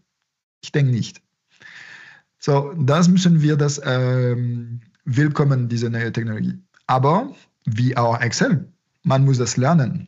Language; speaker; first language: German; non-native, fluent; French